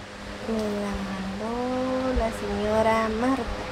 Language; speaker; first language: Spanish; native; Spanish